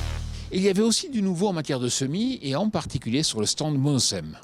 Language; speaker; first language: French; native; French